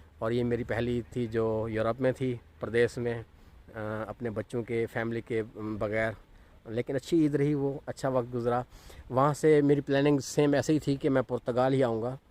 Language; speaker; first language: Urdu; non-native, local second language; Saraiki